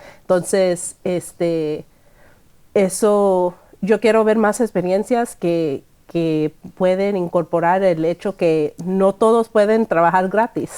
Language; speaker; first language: Spanish; early bilingual, heritage; Spanish